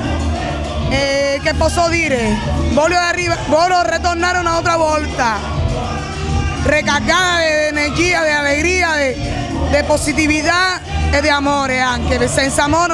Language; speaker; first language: Italian; non-native, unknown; Spanish